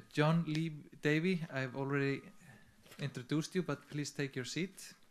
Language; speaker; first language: English; non-native, fluent; Icelandic